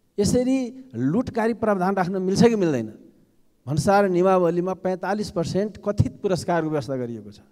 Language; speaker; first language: Nepali; non-native, local second language; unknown